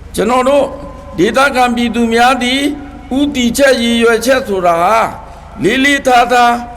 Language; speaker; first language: Burmese; non-native, local second language; Pa'o Karen